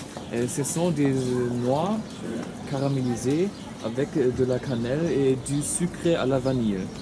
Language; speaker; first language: French; non-native, learner; German